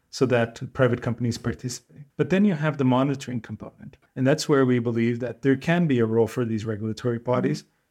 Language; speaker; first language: English; non-native, fluent; Portuguese